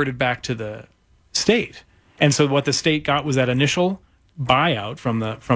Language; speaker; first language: English; native; English